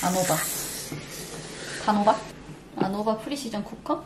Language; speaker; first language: Korean; native; Korean